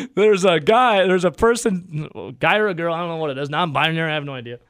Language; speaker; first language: English; native; English